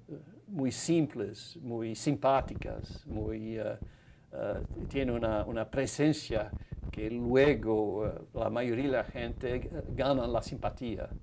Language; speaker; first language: Spanish; non-native, fluent; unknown